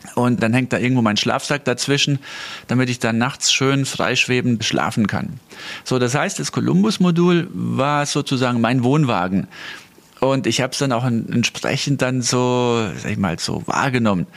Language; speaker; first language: German; native; German